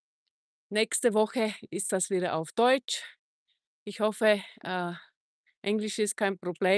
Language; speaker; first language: German; non-native, fluent; Czech